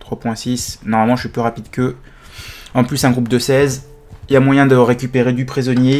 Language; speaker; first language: French; native; French